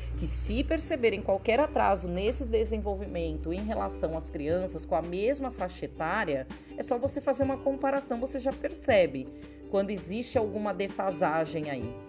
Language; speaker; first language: Portuguese; native; Portuguese